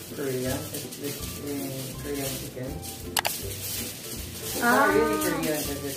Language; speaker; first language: English; non-native, local second language; Filipino